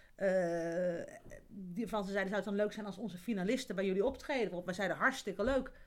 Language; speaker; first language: Dutch; native; Dutch